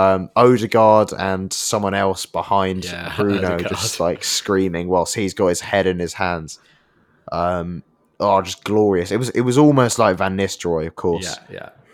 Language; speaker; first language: English; native; English